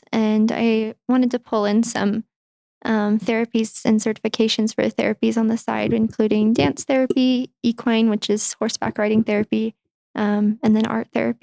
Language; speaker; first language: English; native; English